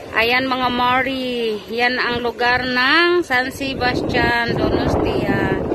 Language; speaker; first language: Filipino; non-native, local second language; Cebuano